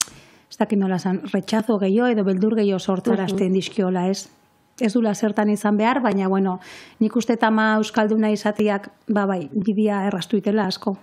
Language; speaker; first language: Basque; native; Basque